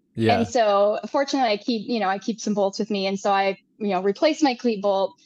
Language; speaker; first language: English; native; English